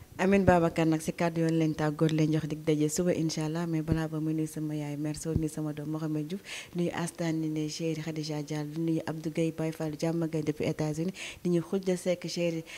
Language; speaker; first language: Wolof; native; Wolof